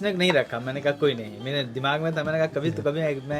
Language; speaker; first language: Hindi; native; Hindi